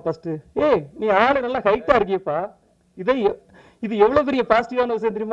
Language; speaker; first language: Tamil; native; Tamil